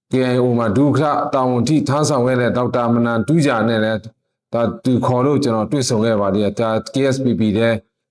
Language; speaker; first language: Burmese; non-native, local second language; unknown